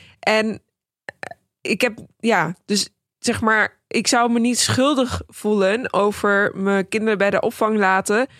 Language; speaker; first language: Dutch; early bilingual, other home language; Persian